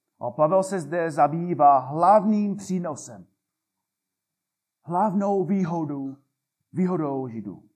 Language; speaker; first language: Czech; non-native, fluent; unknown